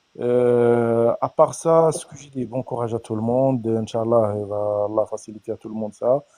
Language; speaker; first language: French; non-native, fluent; Arabic